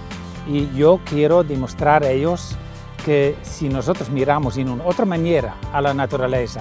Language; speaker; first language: Spanish; non-native, fluent; Dutch